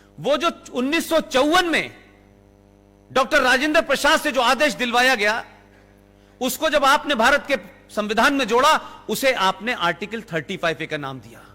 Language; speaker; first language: Hindi; native; Hindi